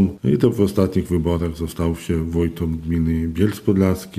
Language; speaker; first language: Polish; non-native, local second language; Belarusian